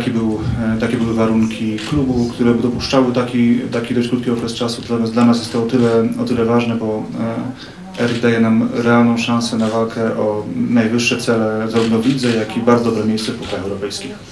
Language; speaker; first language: Polish; native; Polish